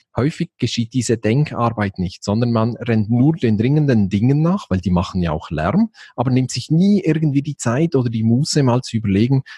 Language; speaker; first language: German; native; German